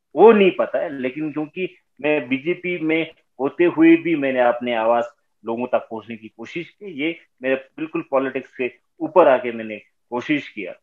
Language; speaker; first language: Hindi; native; Hindi